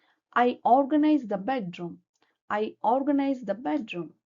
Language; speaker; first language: English; non-native, local second language; Kannada